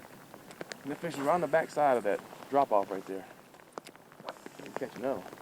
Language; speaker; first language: English; native; English